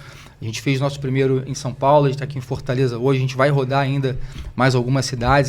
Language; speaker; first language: Portuguese; native; Portuguese